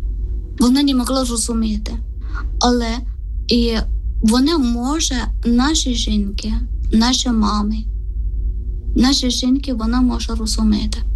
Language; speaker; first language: Ukrainian; non-native, learner; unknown